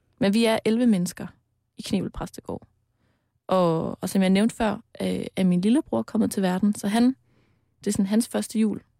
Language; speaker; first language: Danish; native; Danish